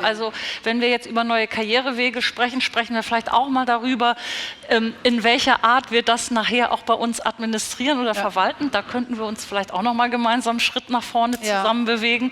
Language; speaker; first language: German; native; German